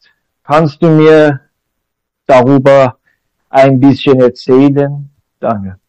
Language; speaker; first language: German; non-native, learner; Persian